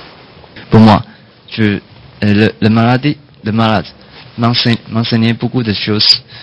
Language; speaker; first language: French; non-native, learner; Chinese